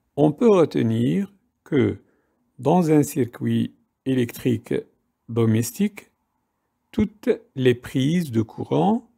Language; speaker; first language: French; non-native, local second language; Arabic